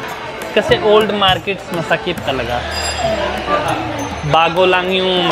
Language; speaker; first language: Filipino; non-native, learner; Punjabi